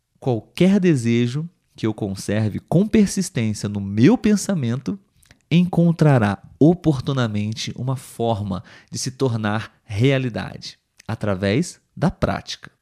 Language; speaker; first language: Portuguese; native; Portuguese